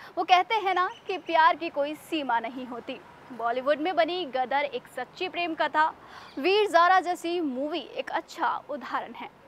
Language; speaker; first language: Hindi; native; Hindi